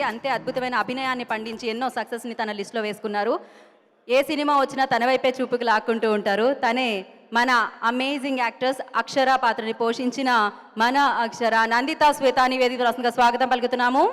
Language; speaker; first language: Telugu; native; Telugu